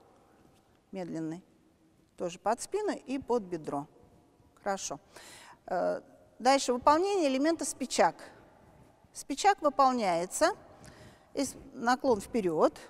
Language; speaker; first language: Russian; native; Russian